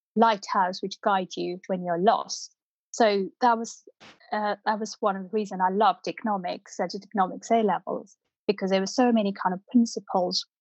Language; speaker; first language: English; non-native, local second language; Punjabi